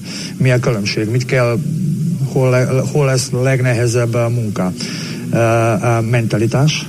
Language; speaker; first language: Hungarian; non-native, learner; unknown